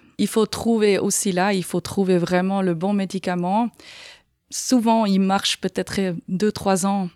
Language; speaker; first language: French; non-native, fluent; Swiss German